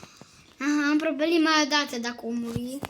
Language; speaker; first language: Romanian; early bilingual, heritage; Romanian